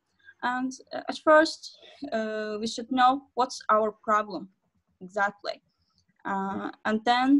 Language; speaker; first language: English; non-native, learner; Azerbaijani